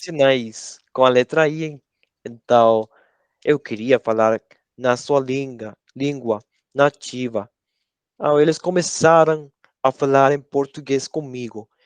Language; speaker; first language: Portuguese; non-native, learner; Spanish